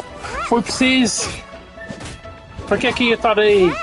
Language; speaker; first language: Portuguese; native; Portuguese